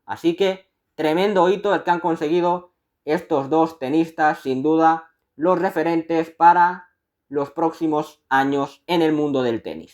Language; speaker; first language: Spanish; native; Spanish